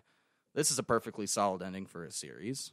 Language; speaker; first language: English; native; English